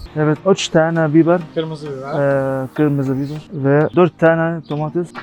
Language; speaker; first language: Turkish; non-native, learner; Arabic